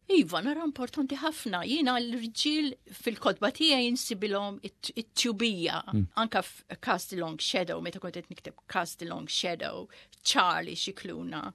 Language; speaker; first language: Maltese; early bilingual, heritage; Maltese